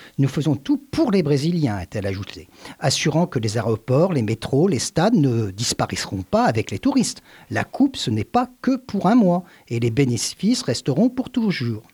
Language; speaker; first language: French; native; French